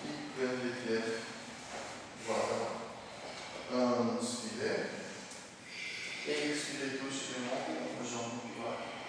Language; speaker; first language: French; non-native, fluent; Portuguese